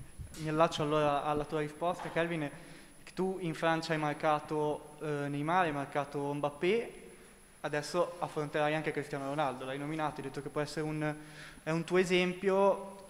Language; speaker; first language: Italian; native; Italian